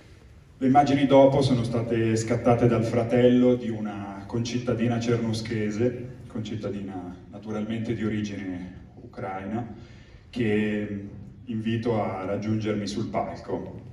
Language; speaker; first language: Italian; native; Italian